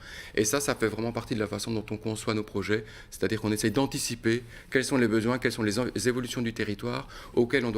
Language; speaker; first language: French; native; French